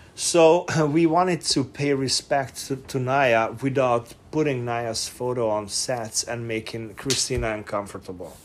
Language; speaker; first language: English; non-native, fluent; Hungarian